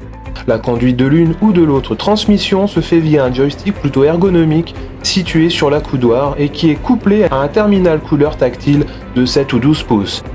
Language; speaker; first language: French; native; French